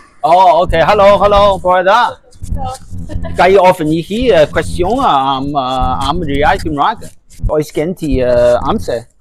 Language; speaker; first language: Welsh; non-native, fluent; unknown